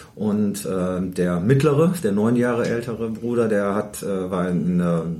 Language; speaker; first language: German; native; German